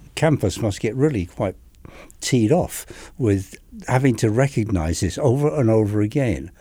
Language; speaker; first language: English; native; English